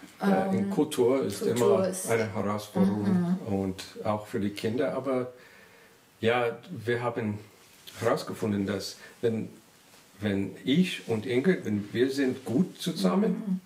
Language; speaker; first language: German; non-native, learner; English